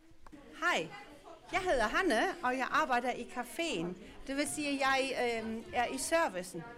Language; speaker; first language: Danish; non-native, local second language; German